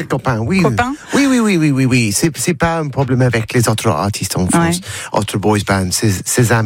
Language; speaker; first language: French; non-native, learner; English